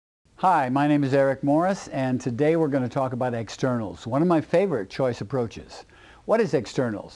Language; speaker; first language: English; native; English